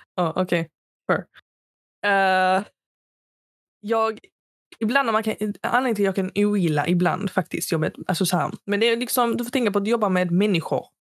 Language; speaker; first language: Swedish; early bilingual, other home language; Arabic